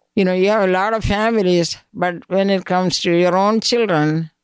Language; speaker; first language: English; non-native, local second language; Malayalam